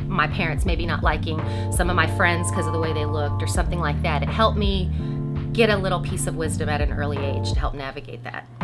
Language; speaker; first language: English; native; English